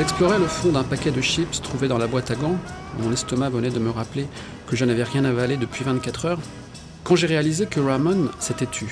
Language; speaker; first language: French; native; French